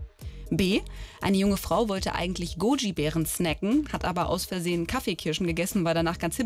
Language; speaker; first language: German; native; German